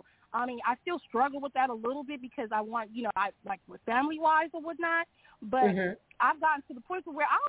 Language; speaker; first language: English; native; English